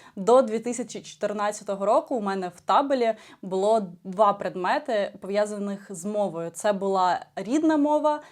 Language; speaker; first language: Ukrainian; non-native, local second language; Russian